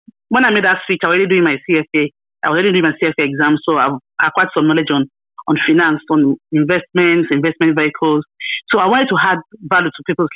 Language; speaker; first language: English; non-native, local second language; Yoruba